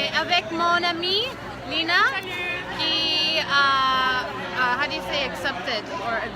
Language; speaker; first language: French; non-native, learner; English